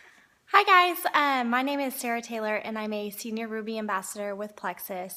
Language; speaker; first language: English; native; English